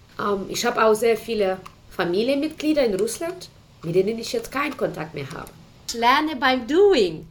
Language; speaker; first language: German; non-native, fluent; Ukrainian